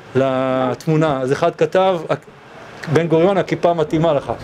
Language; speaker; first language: Hebrew; early bilingual, other home language; English